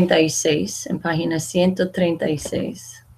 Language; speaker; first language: Spanish; non-native, fluent; English